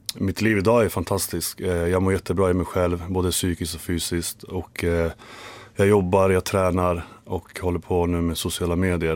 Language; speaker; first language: Swedish; early bilingual, other home language; Finnish